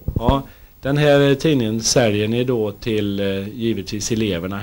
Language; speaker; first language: Swedish; native; Swedish